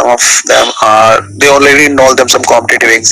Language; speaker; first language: English; non-native, local second language; Hindi